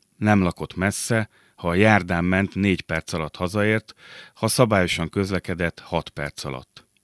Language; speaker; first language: Hungarian; native; Hungarian